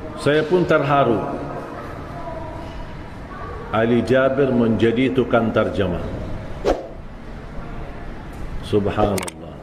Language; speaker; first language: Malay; non-native, fluent; Arabic